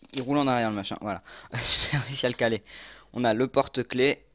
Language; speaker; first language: French; native; French